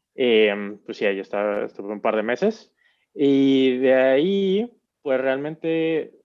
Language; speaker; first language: Spanish; native; Spanish